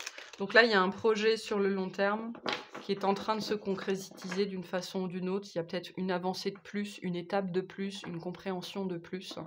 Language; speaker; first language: French; native; French